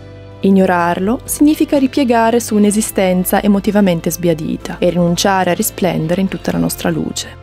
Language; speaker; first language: Italian; native; Italian